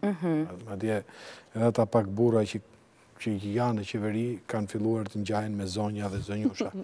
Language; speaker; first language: Albanian; native; Albanian